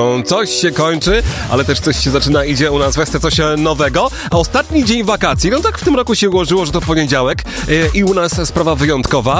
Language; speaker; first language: Polish; native; Polish